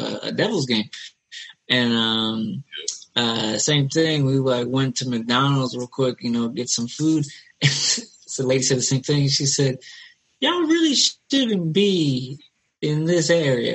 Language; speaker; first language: English; native; English